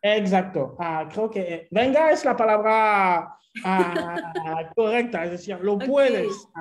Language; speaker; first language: Spanish; non-native, fluent; French